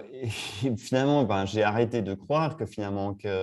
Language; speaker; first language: French; native; French